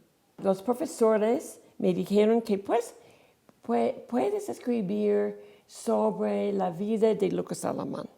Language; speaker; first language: Spanish; non-native, fluent; English